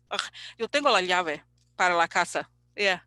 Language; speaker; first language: Spanish; non-native, learner; English